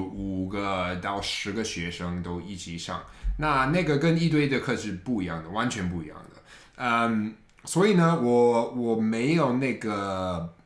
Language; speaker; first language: Chinese; non-native, fluent; English